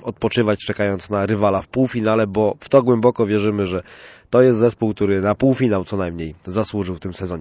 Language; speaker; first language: Polish; native; Polish